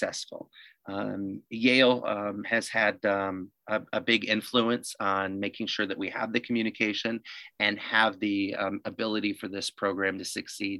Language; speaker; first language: English; native; English